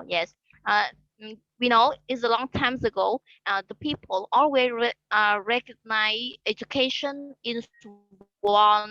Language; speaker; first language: English; non-native, learner; Khmer